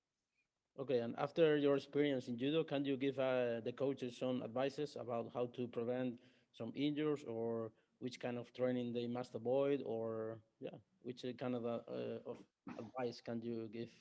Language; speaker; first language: English; non-native, learner; Spanish